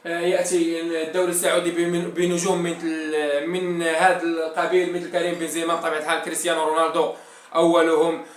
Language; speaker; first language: Arabic; native; Arabic